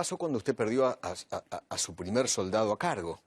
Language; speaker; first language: Spanish; native; Spanish